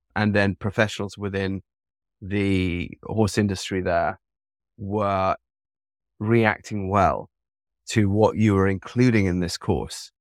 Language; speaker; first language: English; native; English